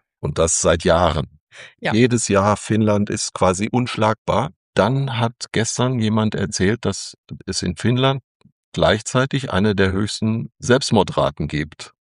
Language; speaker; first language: German; native; German